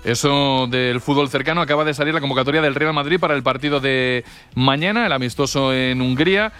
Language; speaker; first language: Spanish; native; Spanish